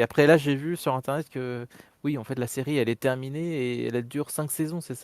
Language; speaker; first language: French; native; French